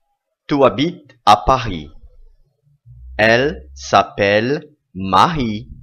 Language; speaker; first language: French; non-native, fluent; Portuguese